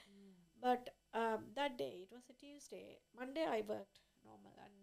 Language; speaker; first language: English; non-native, local second language; Tamil